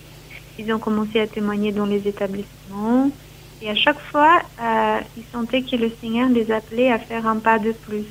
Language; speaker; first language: French; non-native, fluent; Portuguese